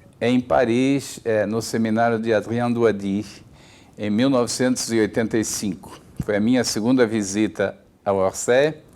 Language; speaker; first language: Portuguese; native; Portuguese